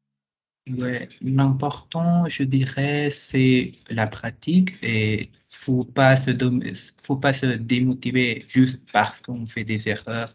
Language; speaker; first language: French; non-native, fluent; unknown